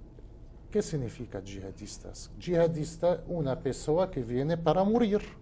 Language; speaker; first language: Spanish; non-native, fluent; Arabic